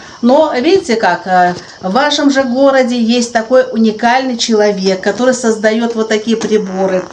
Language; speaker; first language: Russian; native; Russian